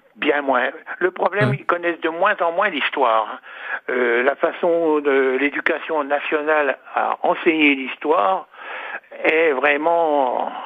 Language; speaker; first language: French; native; French